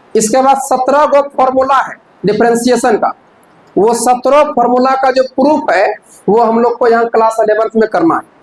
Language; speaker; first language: Hindi; native; Hindi